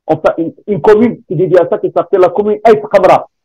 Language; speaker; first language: French; non-native, local second language; Arabic